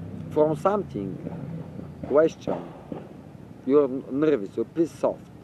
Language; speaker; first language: English; non-native, learner; Bulgarian